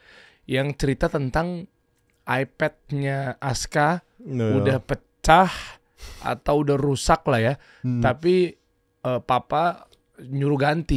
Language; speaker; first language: Indonesian; native; Indonesian